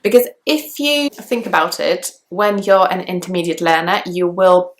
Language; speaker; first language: English; non-native, fluent; Polish